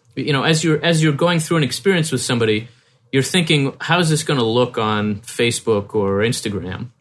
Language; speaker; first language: English; native; English